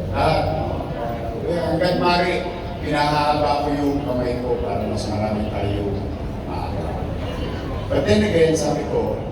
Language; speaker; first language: Filipino; native; Filipino